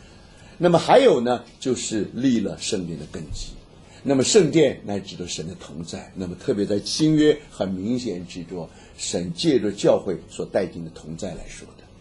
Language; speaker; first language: Chinese; native; Chinese